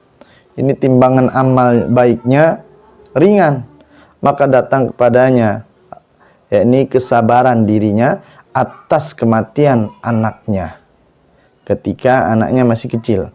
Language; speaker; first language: Indonesian; native; Indonesian